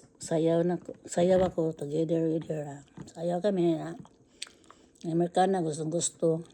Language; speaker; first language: Filipino; non-native, local second language; Cebuano